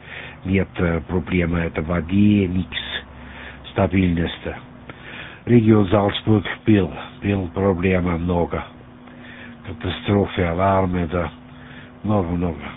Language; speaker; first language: Russian; non-native, learner; German